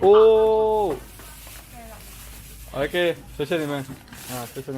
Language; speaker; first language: Chinese; non-native, learner; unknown